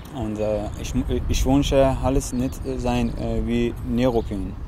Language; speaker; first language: German; non-native, learner; Persian